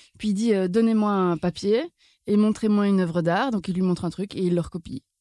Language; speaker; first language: French; native; French